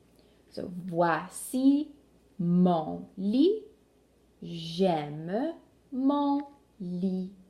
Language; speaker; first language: French; non-native, local second language; English